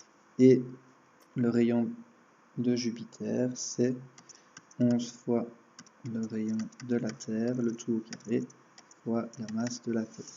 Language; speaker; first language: French; native; French